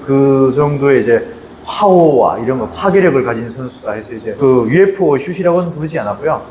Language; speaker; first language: Korean; native; Korean